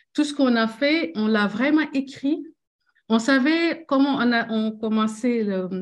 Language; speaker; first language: French; non-native, local second language; Wolof